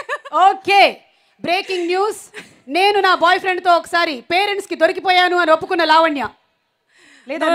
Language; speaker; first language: Telugu; native; Telugu